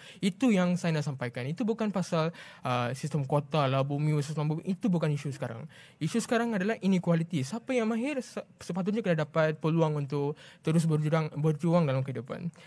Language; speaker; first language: Malay; non-native, local second language; Tamil